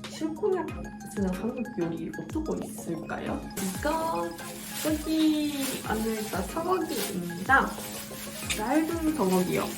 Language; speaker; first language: Korean; non-native, fluent; Japanese